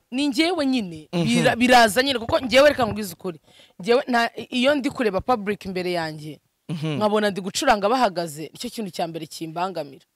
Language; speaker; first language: Kinyarwanda; native; Kinyarwanda